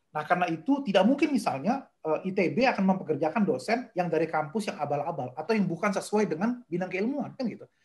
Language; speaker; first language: Indonesian; native; Indonesian